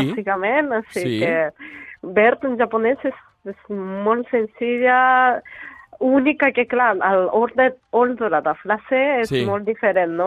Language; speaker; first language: Catalan; non-native, learner; Japanese